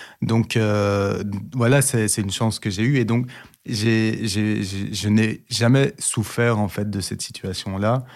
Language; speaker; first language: French; native; French